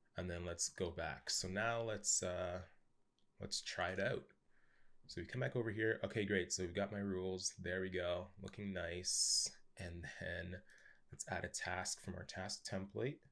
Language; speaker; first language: English; native; English